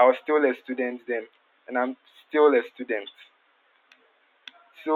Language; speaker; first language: English; non-native, local second language; Akan